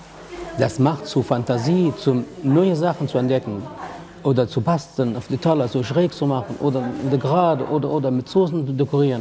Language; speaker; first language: German; non-native, learner; Arabic